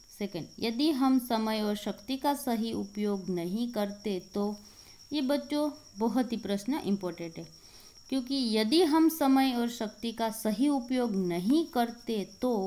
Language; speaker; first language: Hindi; non-native, local second language; Gujarati